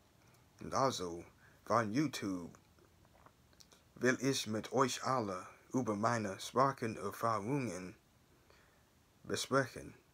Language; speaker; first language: German; non-native, learner; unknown